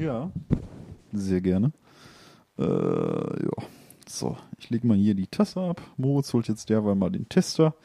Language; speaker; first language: German; native; German